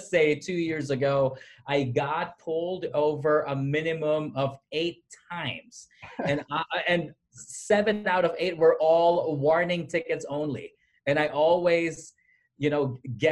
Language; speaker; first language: English; non-native, local second language; Filipino